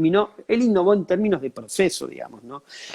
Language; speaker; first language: Spanish; native; Spanish